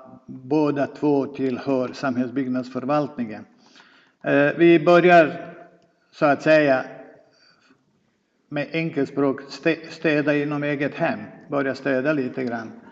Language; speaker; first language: Swedish; non-native, fluent; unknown